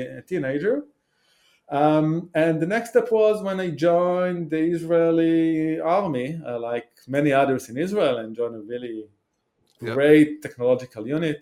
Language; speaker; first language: English; non-native, fluent; Hebrew